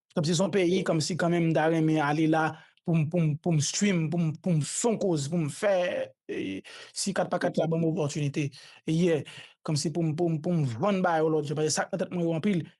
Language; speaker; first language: Haitian Creole; native; Haitian Creole